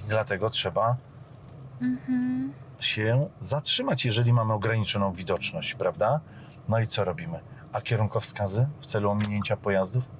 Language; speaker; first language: Polish; native; Polish